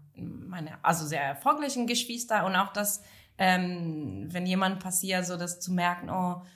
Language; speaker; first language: German; non-native, fluent; Italian